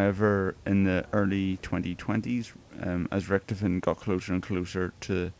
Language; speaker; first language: English; native; English